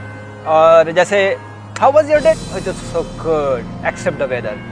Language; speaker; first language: Hindi; native; Hindi